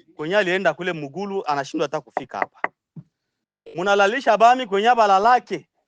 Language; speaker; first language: Swahili; native; Swahili